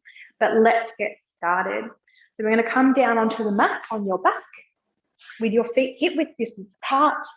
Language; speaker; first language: English; native; English